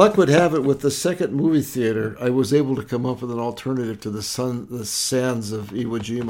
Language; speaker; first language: English; native; English